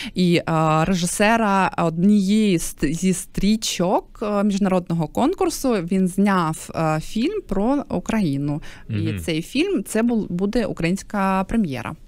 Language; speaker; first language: Ukrainian; native; Ukrainian